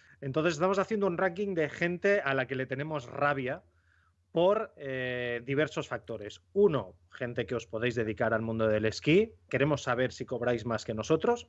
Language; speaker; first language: Spanish; native; Spanish